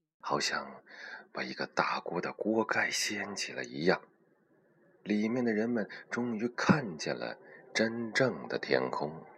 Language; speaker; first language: Chinese; native; Chinese